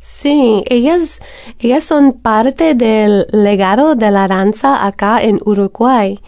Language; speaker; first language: Spanish; non-native, fluent; English